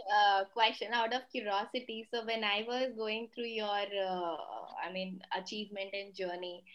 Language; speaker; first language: English; non-native, local second language; Hindi